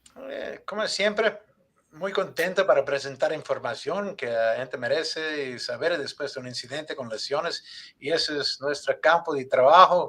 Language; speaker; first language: Spanish; non-native, fluent; English